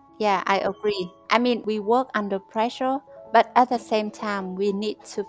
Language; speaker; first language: English; non-native, fluent; Vietnamese